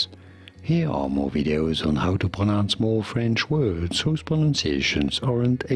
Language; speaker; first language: English; non-native, fluent; French